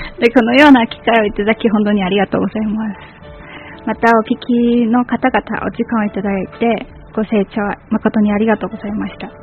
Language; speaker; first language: Japanese; non-native, fluent; Chinese